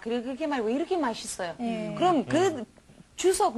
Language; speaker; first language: Korean; non-native, learner; Romanian